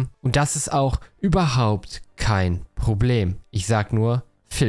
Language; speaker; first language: German; native; German